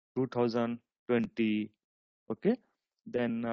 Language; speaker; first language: English; non-native, local second language; Marathi